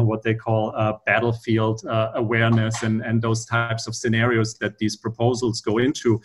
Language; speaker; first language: English; non-native, fluent; German